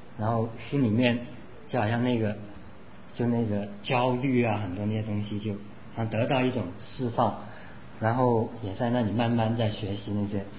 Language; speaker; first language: Chinese; non-native, local second language; Cantonese